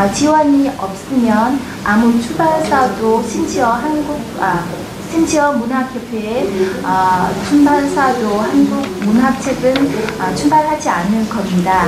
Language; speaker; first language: Korean; non-native, fluent; Vietnamese